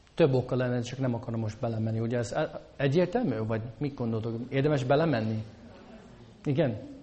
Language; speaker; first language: Hungarian; non-native, fluent; English